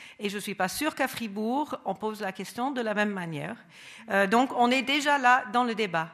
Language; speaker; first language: French; non-native, fluent; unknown